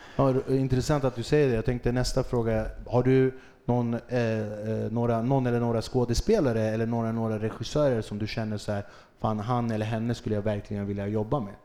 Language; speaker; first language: Swedish; early bilingual, other home language; Kurdish